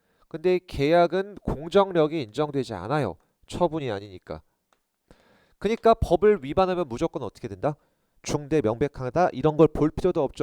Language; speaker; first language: Korean; native; Korean